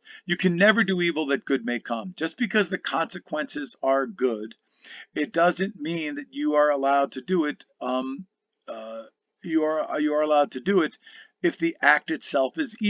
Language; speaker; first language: English; native; English